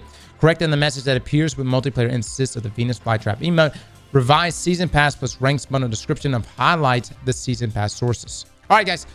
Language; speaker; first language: English; native; English